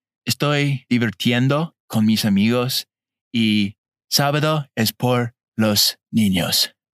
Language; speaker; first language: Spanish; non-native, learner; English